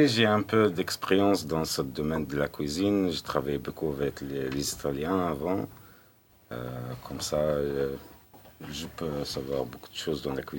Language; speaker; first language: French; non-native, learner; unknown